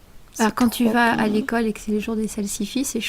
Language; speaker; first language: French; native; French